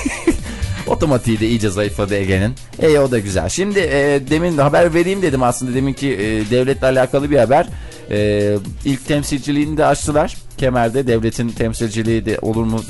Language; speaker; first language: Turkish; native; Turkish